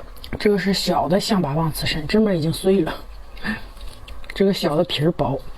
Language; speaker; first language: Chinese; native; Chinese